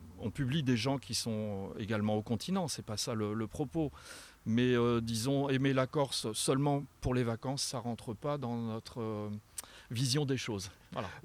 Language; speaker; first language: French; native; French